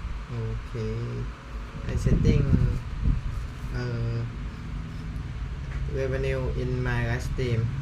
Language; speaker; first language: English; non-native, learner; Thai